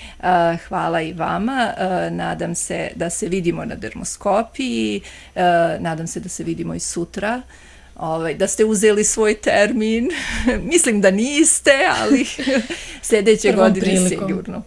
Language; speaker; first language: Croatian; native; Croatian